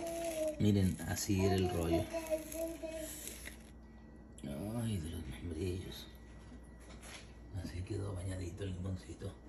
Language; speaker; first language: Spanish; native; Spanish